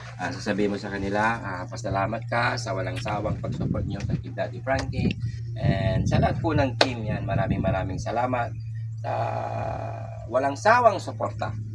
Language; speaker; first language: Filipino; native; Filipino